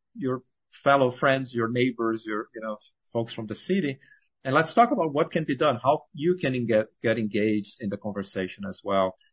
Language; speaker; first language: English; non-native, fluent; Portuguese